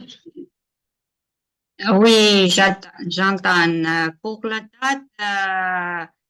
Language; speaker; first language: French; non-native, learner; Georgian